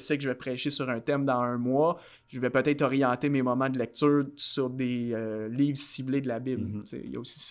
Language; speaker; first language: French; native; French